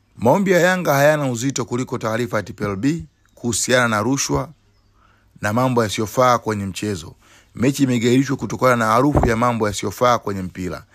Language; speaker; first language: Swahili; native; Swahili